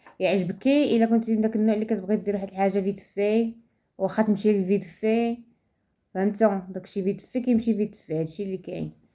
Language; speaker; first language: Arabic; native; Arabic